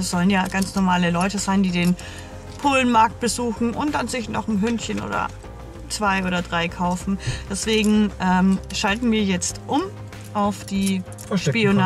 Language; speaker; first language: German; native; German